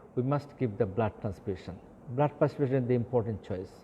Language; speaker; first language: English; non-native, local second language; Bangla